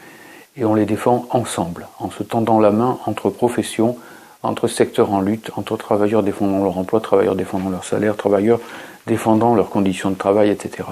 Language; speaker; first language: French; native; French